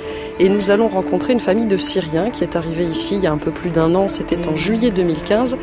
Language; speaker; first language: French; native; French